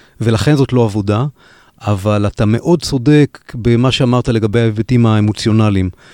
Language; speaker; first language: Hebrew; native; Hebrew